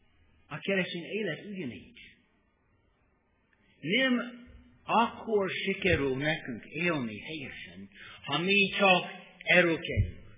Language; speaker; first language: Hungarian; non-native, learner; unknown